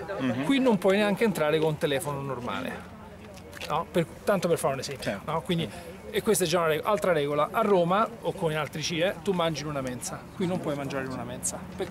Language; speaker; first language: Italian; native; Italian